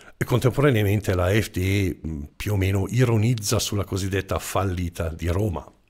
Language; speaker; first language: Italian; non-native, fluent; German